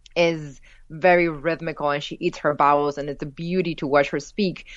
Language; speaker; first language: English; early bilingual, other home language; Spanish